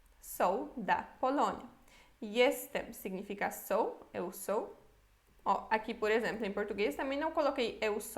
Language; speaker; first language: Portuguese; non-native, fluent; Polish